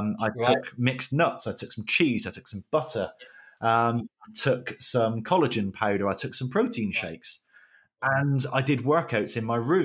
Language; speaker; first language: English; native; English